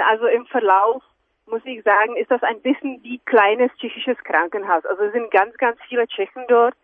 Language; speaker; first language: German; non-native, fluent; Czech